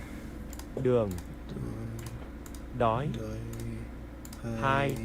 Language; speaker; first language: Vietnamese; non-native, learner; English